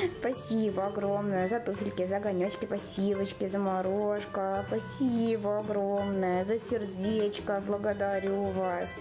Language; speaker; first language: Russian; native; Russian